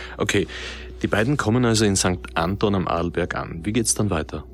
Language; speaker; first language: German; native; German